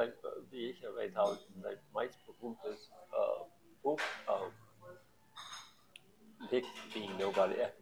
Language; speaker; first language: German; non-native, learner; English